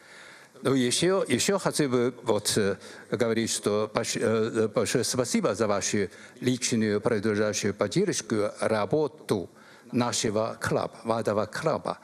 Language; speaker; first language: Russian; non-native, learner; Chinese